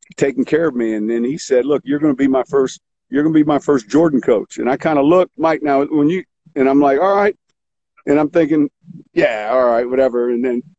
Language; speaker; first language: English; native; English